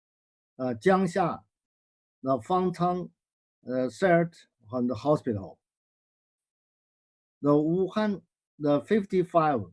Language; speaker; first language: English; non-native, learner; Chinese